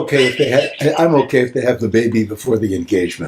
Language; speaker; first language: English; native; English